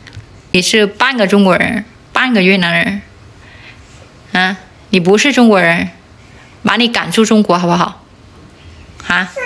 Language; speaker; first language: Chinese; non-native, fluent; Vietnamese